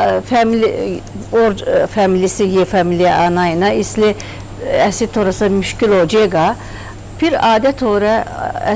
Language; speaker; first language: Hindi; non-native, learner; Turkish